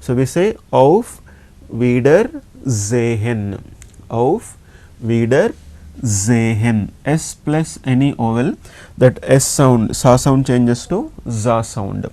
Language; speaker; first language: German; non-native, learner; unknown